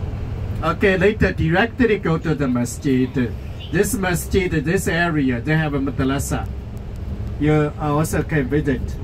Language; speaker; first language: English; non-native, learner; Chinese